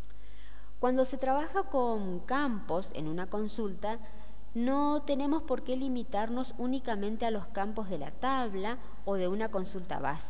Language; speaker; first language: Spanish; native; Spanish